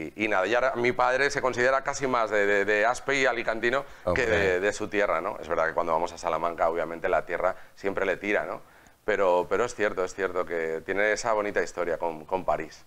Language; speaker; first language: Spanish; native; Spanish